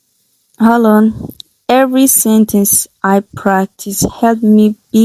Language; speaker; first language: English; non-native, learner; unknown